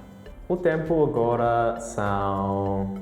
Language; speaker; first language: Portuguese; non-native, learner; English